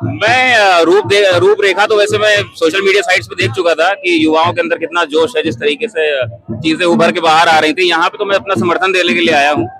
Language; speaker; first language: Hindi; native; Hindi